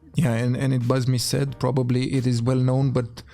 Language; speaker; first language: English; non-native, fluent; Romanian